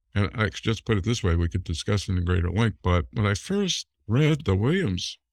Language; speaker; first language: English; native; English